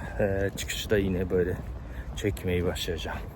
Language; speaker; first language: Turkish; non-native, fluent; Japanese